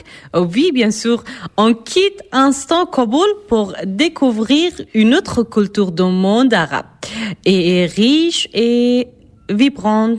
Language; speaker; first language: French; non-native, fluent; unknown